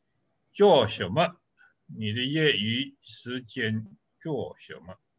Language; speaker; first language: Chinese; non-native, learner; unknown